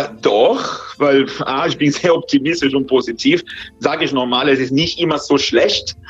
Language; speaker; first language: German; non-native, fluent; Portuguese